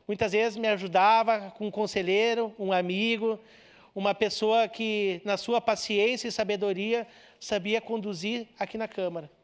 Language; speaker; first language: Portuguese; native; Portuguese